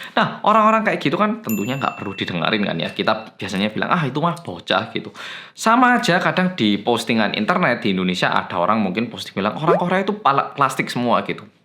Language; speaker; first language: Indonesian; non-native, fluent; Korean